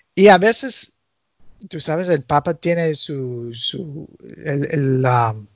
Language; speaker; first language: Spanish; early bilingual, heritage; Spanish